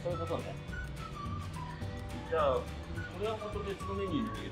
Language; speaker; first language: Japanese; native; Japanese